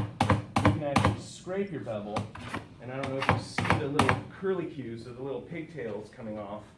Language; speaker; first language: English; native; English